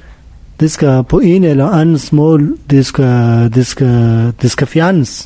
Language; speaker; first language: Danish; non-native, learner; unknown